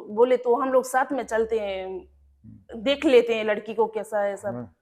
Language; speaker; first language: Hindi; native; Hindi